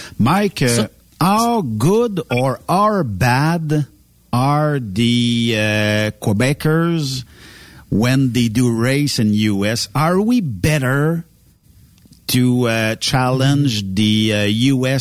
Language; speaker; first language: English; non-native, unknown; French